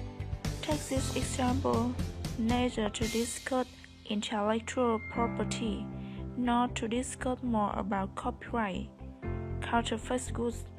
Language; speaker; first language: English; non-native, learner; Vietnamese